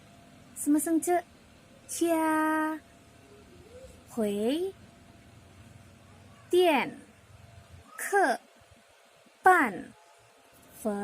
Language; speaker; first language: Chinese; non-native, learner; Indonesian